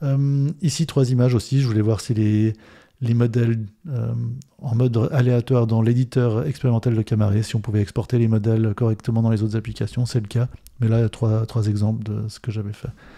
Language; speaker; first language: French; native; French